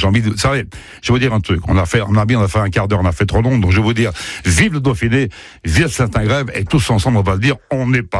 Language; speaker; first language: French; native; French